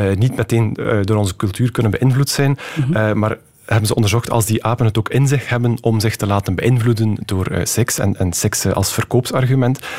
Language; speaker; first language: Dutch; native; Dutch